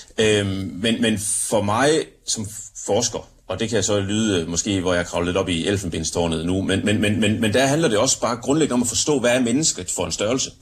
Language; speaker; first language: Danish; native; Danish